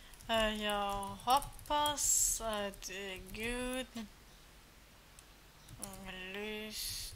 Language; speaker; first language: Swedish; non-native, learner; German